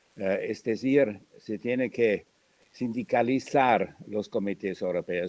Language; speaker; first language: Spanish; non-native, fluent; German